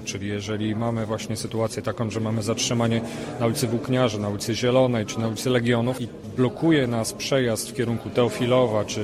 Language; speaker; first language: Polish; native; Polish